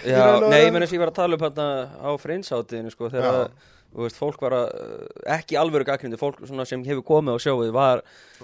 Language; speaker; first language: Icelandic; early bilingual, heritage; Icelandic